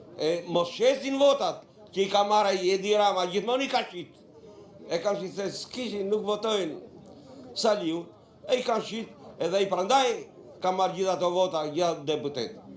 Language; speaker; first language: Albanian; non-native, local second language; Romany